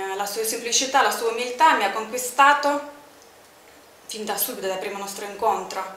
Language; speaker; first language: Italian; non-native, fluent; Russian